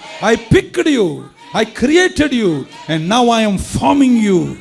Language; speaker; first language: English; non-native, local second language; Tamil